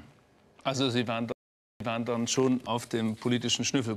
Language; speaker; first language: German; native; German